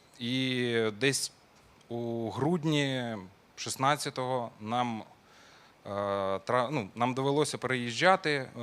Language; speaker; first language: Ukrainian; non-native, local second language; Russian